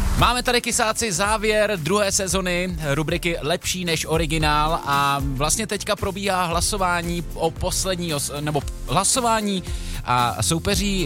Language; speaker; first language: Czech; native; Czech